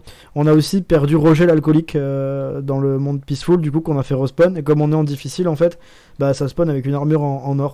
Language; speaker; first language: French; native; French